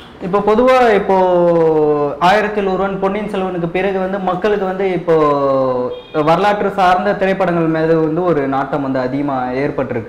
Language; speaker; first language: Tamil; native; Tamil